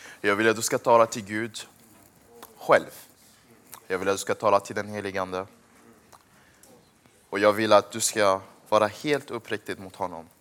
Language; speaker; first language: Swedish; early bilingual, other home language; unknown